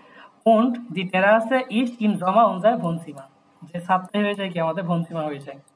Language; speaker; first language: German; non-native, fluent; Bangla